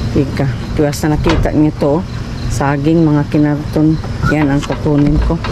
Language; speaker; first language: Filipino; non-native, local second language; Cebuano